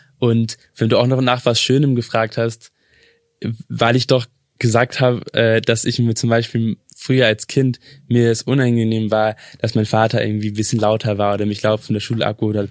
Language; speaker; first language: German; early bilingual, other home language; English